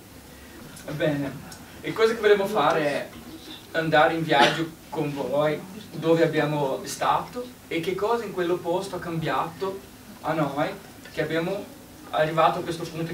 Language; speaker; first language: Italian; non-native, learner; Portuguese